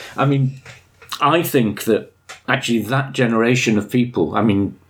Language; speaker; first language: English; native; English